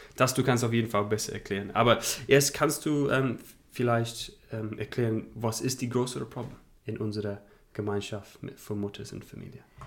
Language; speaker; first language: German; non-native, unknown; English